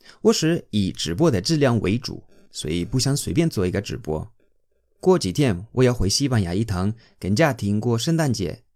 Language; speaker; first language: Chinese; non-native, fluent; Spanish